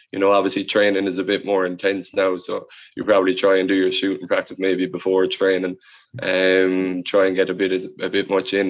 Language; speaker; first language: English; native; English